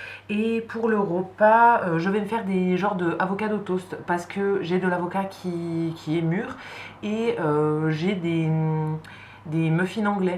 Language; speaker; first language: French; native; French